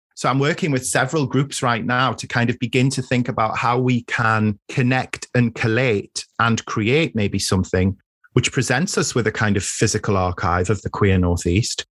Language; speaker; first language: English; native; English